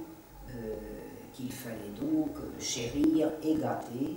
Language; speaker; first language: French; native; French